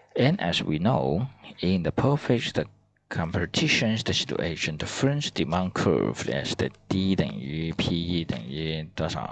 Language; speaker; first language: English; non-native, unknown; Chinese